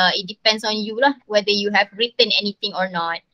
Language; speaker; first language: English; non-native, local second language; Malay